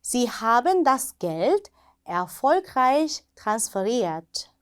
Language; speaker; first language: German; non-native, fluent; Korean